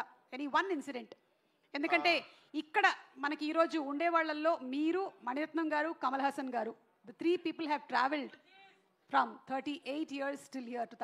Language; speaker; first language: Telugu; native; Telugu